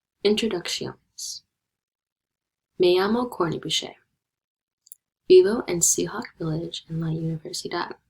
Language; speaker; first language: Spanish; non-native, learner; English